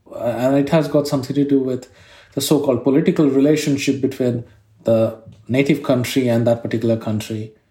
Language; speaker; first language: English; non-native, fluent; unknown